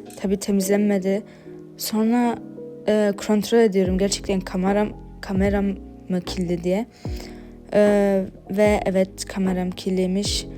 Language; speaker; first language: Turkish; early bilingual, heritage; Turkish